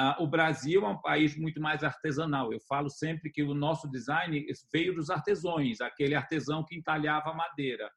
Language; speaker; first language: Portuguese; native; Portuguese